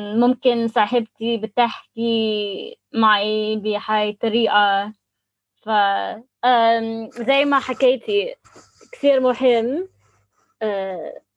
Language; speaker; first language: Arabic; non-native, learner; English